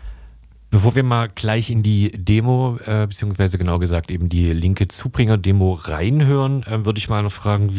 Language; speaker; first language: German; native; German